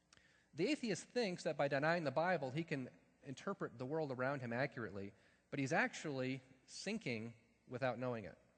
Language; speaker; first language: English; native; English